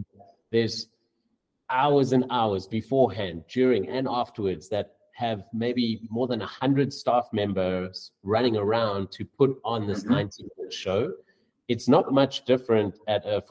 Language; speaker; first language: English; native; English